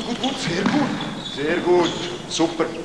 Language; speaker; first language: German; non-native, fluent; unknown